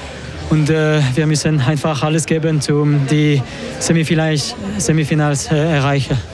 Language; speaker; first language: German; non-native, local second language; French